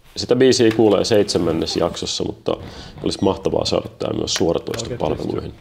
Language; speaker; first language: Finnish; native; Finnish